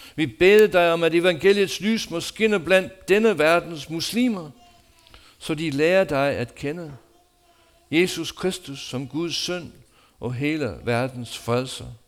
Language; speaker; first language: Danish; non-native, fluent; English